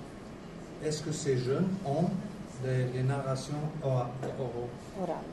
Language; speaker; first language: French; non-native, fluent; Albanian